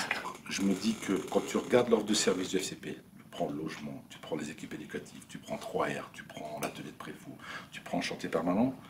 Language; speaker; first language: French; native; French